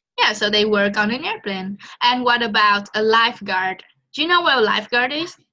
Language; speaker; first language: English; non-native, fluent; Vietnamese